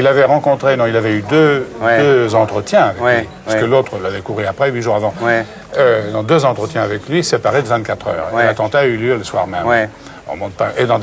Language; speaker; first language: French; native; French